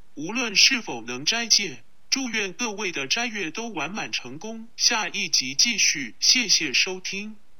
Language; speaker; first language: Chinese; non-native, local second language; Cantonese